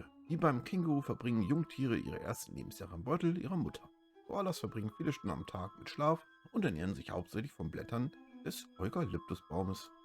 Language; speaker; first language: German; native; German